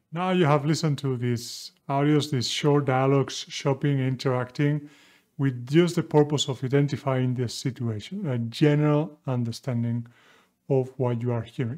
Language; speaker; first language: English; non-native, fluent; Spanish